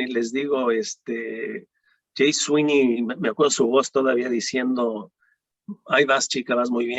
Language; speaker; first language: Spanish; native; Spanish